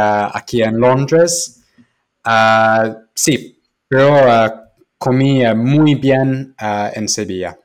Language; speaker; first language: Spanish; non-native, fluent; English